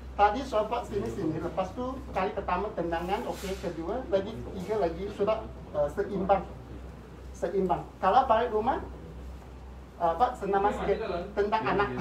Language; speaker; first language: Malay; non-native, local second language; Cantonese